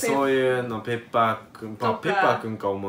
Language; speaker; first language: Japanese; native; Japanese